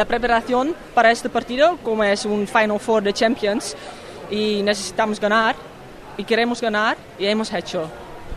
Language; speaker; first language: Spanish; non-native, fluent; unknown